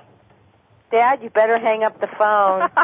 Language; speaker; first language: English; native; English